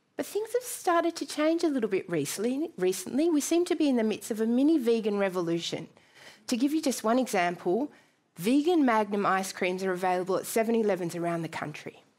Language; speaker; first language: English; native; English